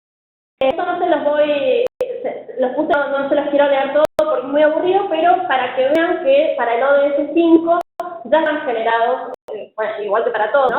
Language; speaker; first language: Spanish; native; Spanish